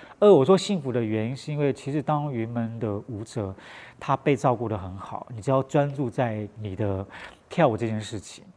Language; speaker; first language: Chinese; non-native, local second language; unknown